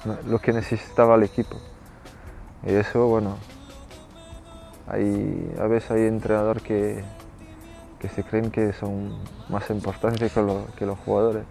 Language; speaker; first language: Spanish; non-native, fluent; French